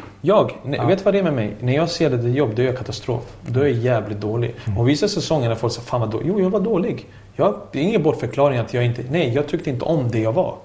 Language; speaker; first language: Swedish; early bilingual, other home language; Serbian